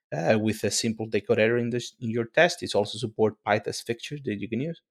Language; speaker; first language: English; non-native, fluent; Spanish